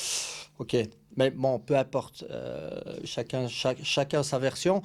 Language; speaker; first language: French; native; French